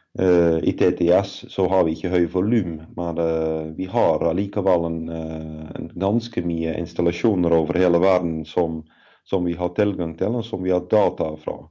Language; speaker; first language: Norwegian; non-native, fluent; Dutch